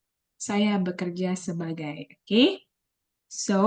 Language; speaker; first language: Indonesian; non-native, fluent; English